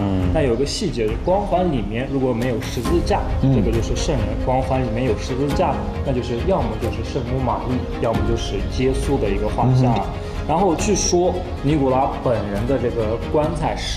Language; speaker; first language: Chinese; native; Chinese